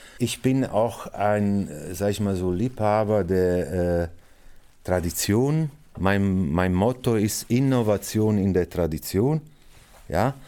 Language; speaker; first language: German; non-native, fluent; Italian